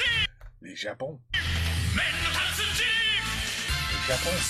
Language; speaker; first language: French; non-native, learner; English